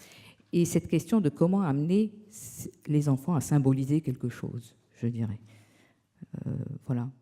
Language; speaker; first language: French; native; French